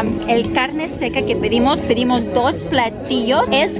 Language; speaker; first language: Spanish; non-native, fluent; Ukrainian